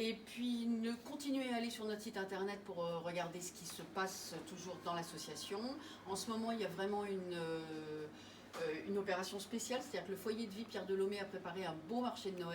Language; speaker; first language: French; native; French